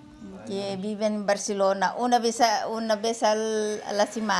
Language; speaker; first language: Spanish; non-native, learner; Filipino